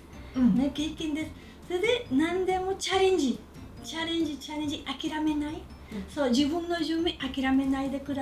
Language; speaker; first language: Japanese; non-native, learner; Spanish